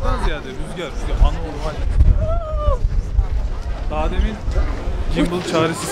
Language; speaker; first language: Turkish; native; Turkish